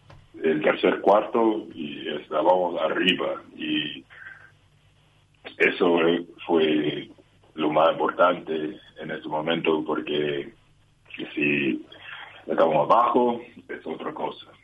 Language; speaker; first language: Spanish; non-native, learner; English